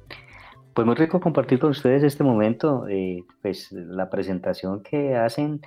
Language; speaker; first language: Spanish; native; Spanish